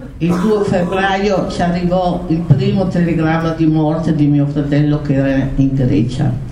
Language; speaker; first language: Italian; native; Italian